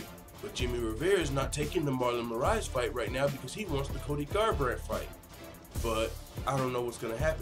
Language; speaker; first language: English; native; English